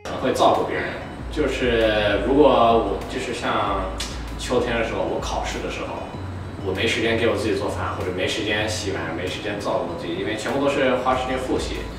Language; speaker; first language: Chinese; non-native, learner; English